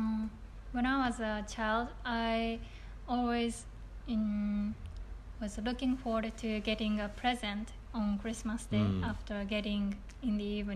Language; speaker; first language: English; non-native, learner; Japanese